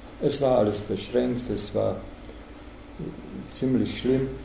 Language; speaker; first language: German; non-native, fluent; Czech